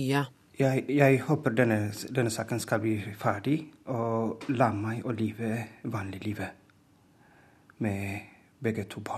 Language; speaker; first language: Norwegian; non-native, learner; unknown